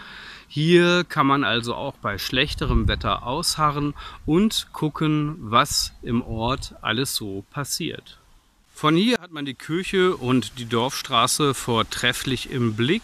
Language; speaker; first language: German; native; German